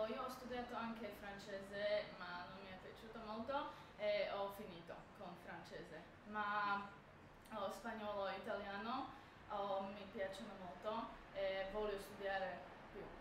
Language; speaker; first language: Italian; non-native, learner; Slovak